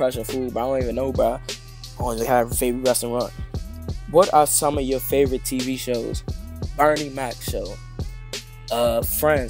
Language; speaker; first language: English; native; English